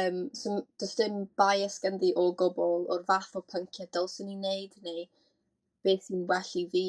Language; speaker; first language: Welsh; native; Welsh